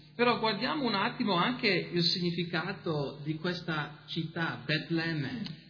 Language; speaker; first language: Italian; non-native, fluent; English